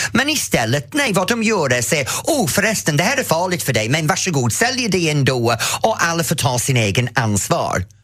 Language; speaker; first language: Swedish; non-native, fluent; English